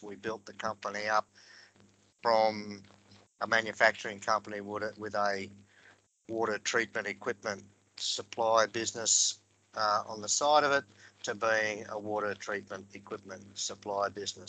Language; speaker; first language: English; native; English